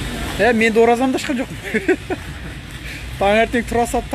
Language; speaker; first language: Kazakh; native; Kazakh